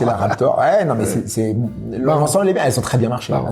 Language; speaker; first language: French; native; French